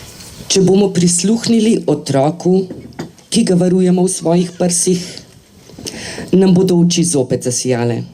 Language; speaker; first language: Slovenian; native; Slovenian